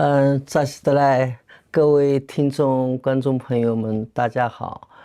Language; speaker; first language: Chinese; native; Chinese